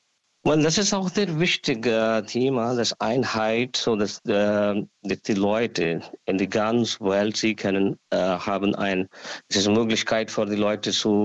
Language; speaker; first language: German; non-native, learner; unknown